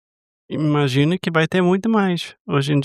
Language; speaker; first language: Portuguese; non-native, fluent; English